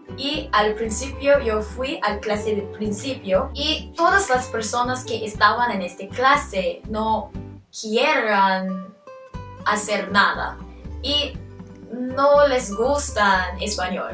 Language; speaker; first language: Spanish; non-native, learner; English